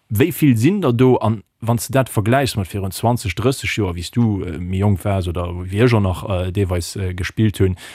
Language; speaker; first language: Luxembourgish; native; Luxembourgish